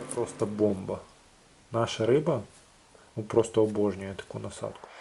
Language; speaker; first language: Ukrainian; native; Ukrainian